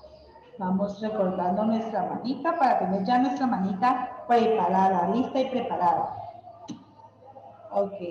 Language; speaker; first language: Spanish; native; Spanish